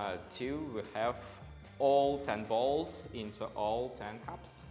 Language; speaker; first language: English; non-native, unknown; Russian